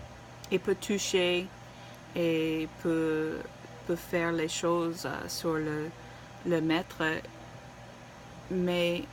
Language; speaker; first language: French; non-native, learner; English